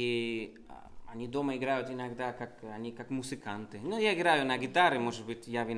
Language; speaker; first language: Russian; non-native, fluent; Spanish